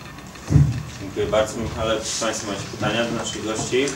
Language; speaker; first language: Polish; native; Polish